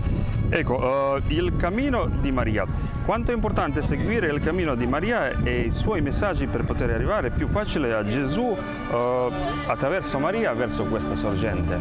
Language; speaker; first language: Italian; non-native, fluent; Croatian